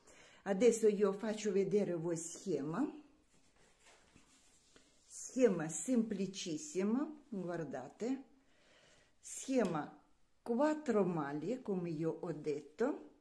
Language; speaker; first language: Italian; non-native, learner; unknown